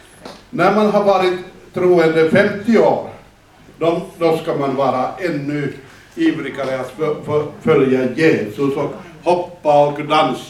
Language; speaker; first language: Swedish; non-native, fluent; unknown